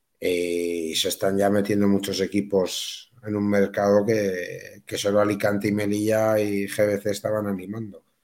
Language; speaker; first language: Spanish; native; Spanish